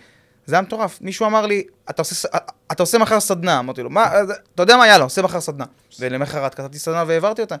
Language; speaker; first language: Hebrew; native; Hebrew